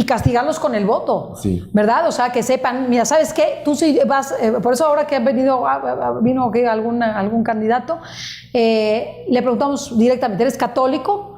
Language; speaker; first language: Spanish; native; Spanish